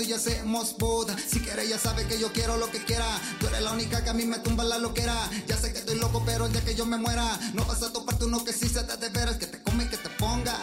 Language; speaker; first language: Spanish; native; Spanish